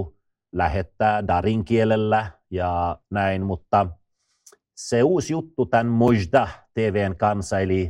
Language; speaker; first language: Finnish; non-native, fluent; Swedish